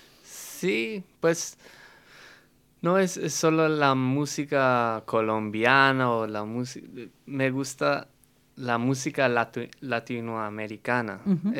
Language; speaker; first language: Spanish; non-native, fluent; English